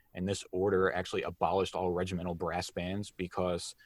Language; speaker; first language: English; native; English